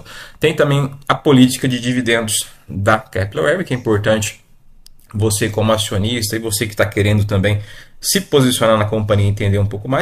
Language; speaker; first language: Portuguese; native; Portuguese